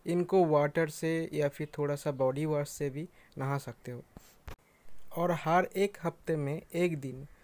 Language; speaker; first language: Hindi; native; Hindi